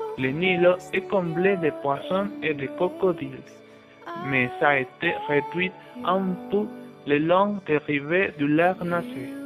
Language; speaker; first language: French; non-native, learner; Spanish